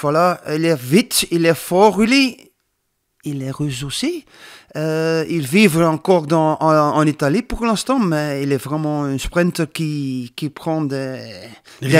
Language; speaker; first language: French; non-native, learner; Dutch